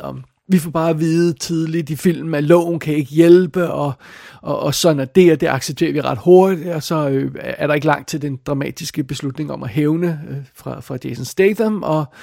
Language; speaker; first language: Danish; native; Danish